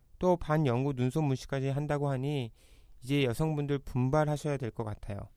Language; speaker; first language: Korean; native; Korean